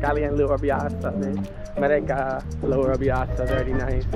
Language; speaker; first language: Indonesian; non-native, learner; English